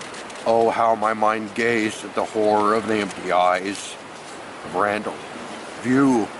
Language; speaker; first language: English; native; English